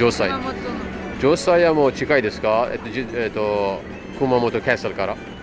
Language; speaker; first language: Japanese; non-native, learner; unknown